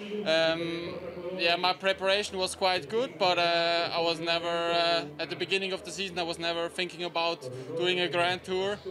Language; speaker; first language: English; non-native, fluent; German